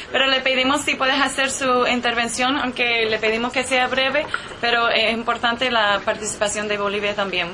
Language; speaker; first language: Spanish; non-native, fluent; English